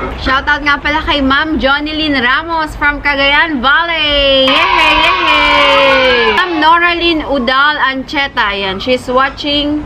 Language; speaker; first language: Filipino; non-native, local second language; Iloko